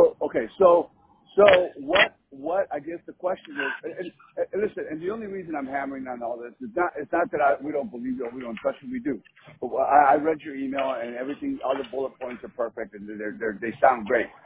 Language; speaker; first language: English; early bilingual, other home language; Spanish